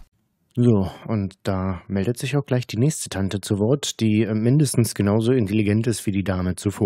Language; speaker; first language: German; native; German